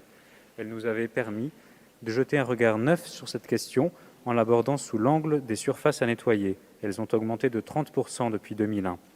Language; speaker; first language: French; native; French